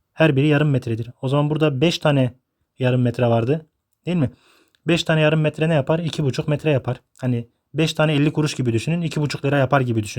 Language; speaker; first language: Turkish; native; Turkish